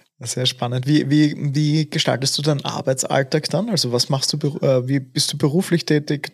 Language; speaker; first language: German; native; German